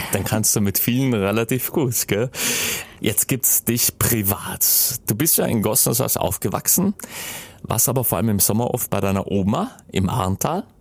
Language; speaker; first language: German; native; German